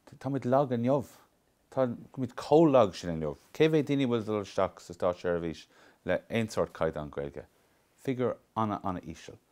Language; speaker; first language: Irish; non-native, local second language; English